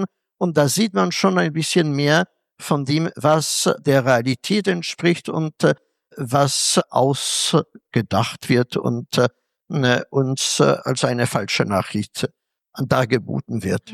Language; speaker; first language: German; non-native, fluent; Polish